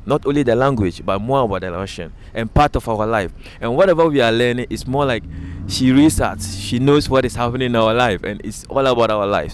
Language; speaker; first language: English; native; English